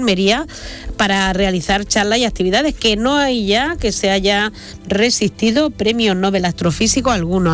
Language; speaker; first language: Spanish; native; Spanish